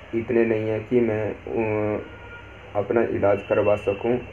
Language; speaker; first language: Hindi; native; Hindi